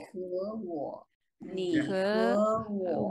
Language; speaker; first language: Chinese; non-native, learner; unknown